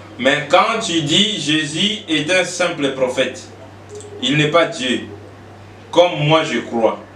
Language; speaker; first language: French; non-native, local second language; Lingala